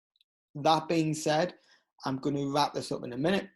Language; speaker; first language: English; native; English